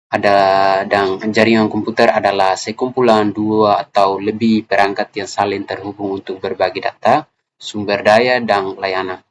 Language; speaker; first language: Indonesian; non-native, local second language; Tetum